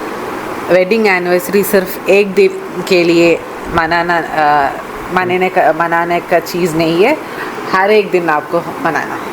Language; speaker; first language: Hindi; non-native, local second language; Malayalam